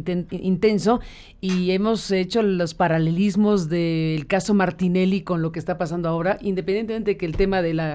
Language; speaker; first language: Spanish; native; Spanish